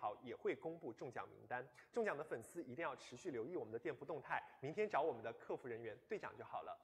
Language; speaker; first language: Chinese; native; Chinese